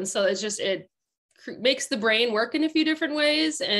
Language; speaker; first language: English; native; English